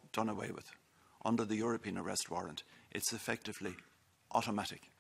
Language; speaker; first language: English; native; English